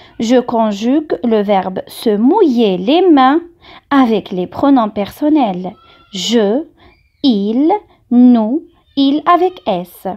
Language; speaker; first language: French; non-native, local second language; Arabic